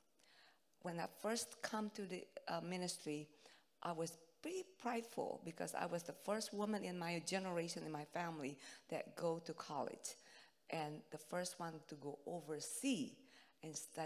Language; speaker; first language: English; non-native, fluent; Indonesian